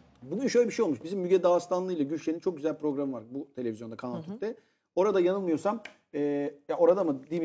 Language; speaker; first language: Turkish; native; Turkish